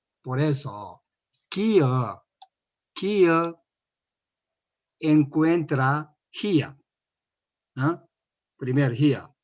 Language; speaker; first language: Spanish; non-native, learner; Korean